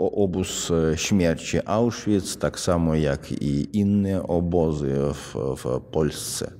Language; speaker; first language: Polish; non-native, fluent; Russian